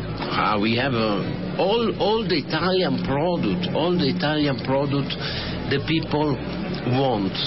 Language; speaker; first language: English; non-native, learner; Italian